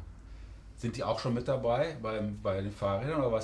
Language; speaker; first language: German; native; German